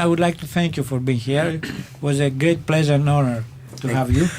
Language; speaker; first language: English; non-native, learner; Greek